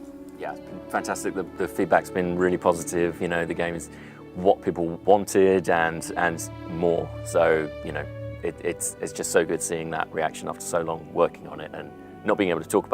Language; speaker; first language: English; native; English